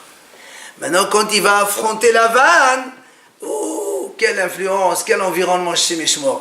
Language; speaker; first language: French; native; French